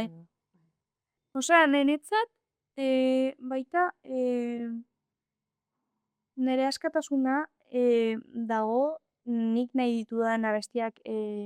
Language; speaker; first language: Basque; non-native, local second language; Spanish